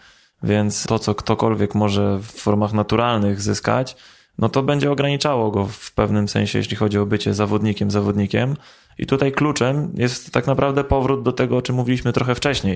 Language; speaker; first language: Polish; native; Polish